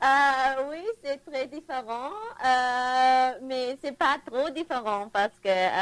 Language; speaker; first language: French; non-native, learner; German